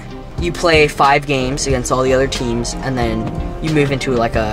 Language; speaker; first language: English; native; English